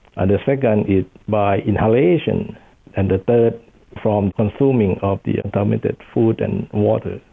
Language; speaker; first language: English; non-native, fluent; Thai